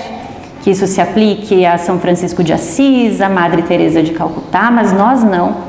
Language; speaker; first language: Portuguese; native; Portuguese